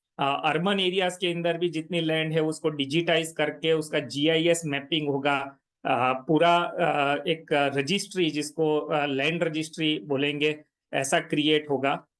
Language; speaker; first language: Hindi; non-native, local second language; Gujarati